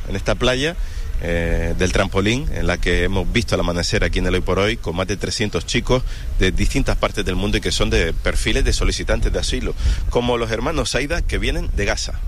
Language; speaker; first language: Spanish; native; Spanish